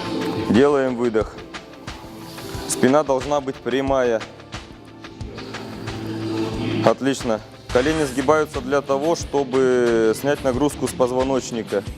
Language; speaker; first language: Russian; native; Russian